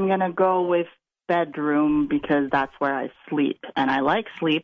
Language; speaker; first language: English; non-native, fluent; Italian